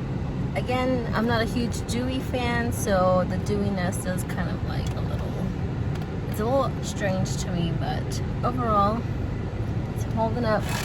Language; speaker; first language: English; native; English